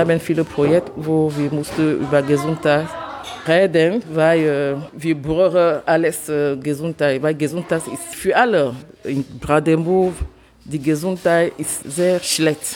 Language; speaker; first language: German; non-native, learner; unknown